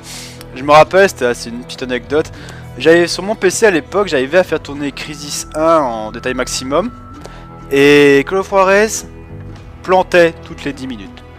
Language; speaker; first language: French; native; French